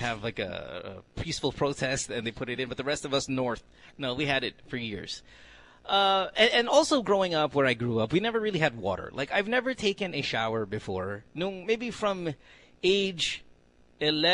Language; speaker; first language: English; non-native, local second language; Filipino